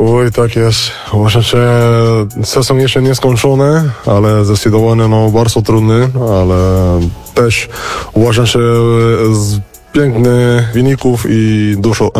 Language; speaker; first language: Polish; non-native, fluent; Spanish